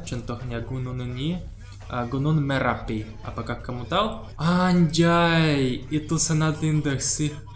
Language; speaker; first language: Indonesian; non-native, learner; Russian